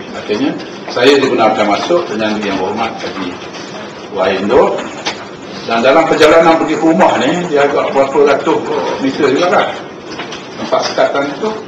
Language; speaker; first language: Malay; native; Malay